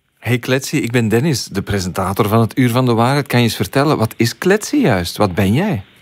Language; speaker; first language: Dutch; native; Dutch